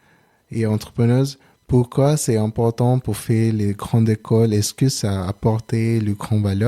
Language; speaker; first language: French; non-native, learner; Telugu